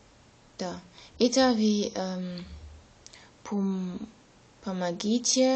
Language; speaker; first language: Russian; non-native, learner; German